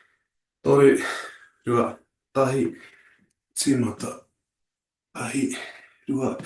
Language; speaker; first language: Māori; non-native, local second language; English